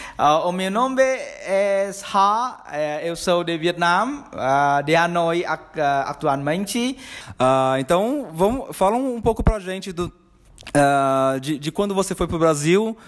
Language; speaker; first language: Portuguese; non-native, learner; Vietnamese